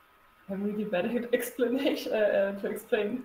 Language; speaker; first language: English; non-native, fluent; German